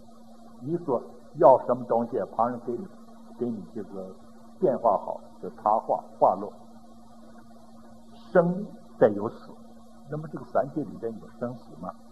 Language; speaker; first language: Chinese; native; Chinese